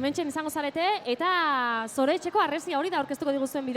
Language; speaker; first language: Basque; native; Basque